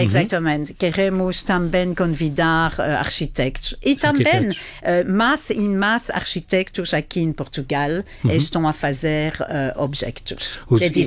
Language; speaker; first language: Portuguese; non-native, fluent; French